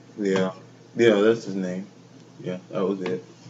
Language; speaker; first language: English; native; English